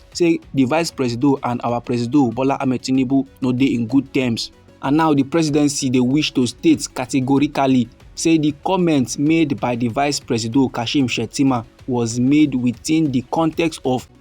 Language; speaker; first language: Nigerian Pidgin; native; Nigerian Pidgin